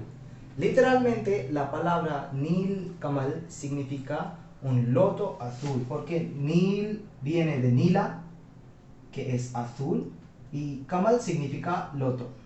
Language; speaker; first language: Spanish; non-native, fluent; Hindi